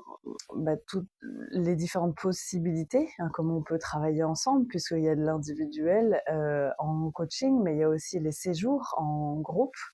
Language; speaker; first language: French; native; French